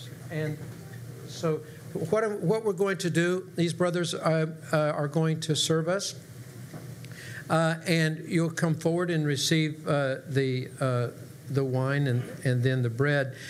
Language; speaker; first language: English; native; English